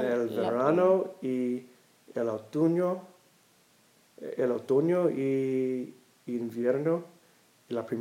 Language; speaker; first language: Spanish; non-native, learner; English